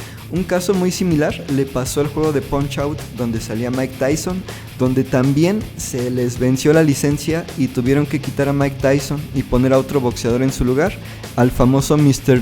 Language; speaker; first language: Spanish; native; Spanish